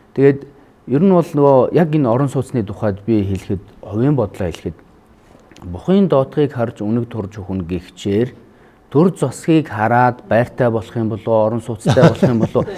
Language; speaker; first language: Mongolian; native; Mongolian